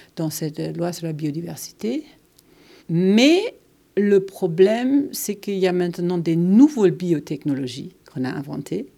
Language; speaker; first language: French; non-native, fluent; German